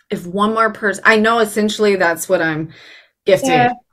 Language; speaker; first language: English; native; English